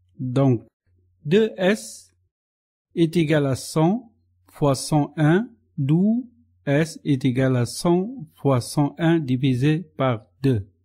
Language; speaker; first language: French; non-native, local second language; Arabic